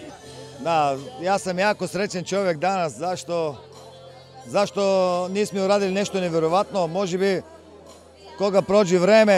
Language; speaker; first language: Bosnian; non-native, learner; Bulgarian